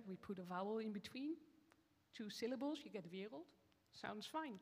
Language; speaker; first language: English; non-native, fluent; Dutch